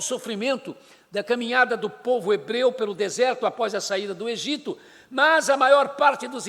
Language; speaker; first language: Portuguese; native; Portuguese